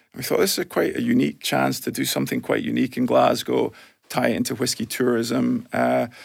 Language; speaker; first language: English; native; English